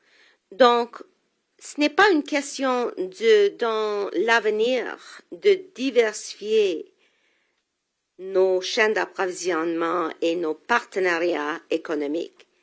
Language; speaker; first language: French; non-native, local second language; English